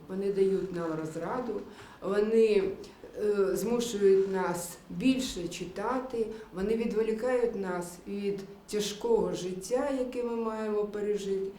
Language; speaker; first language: Ukrainian; native; Ukrainian